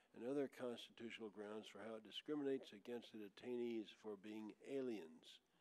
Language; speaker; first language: English; native; English